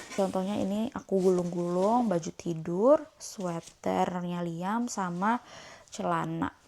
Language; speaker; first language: Indonesian; native; Indonesian